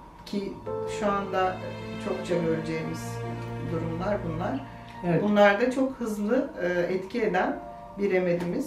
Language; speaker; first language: Turkish; native; Turkish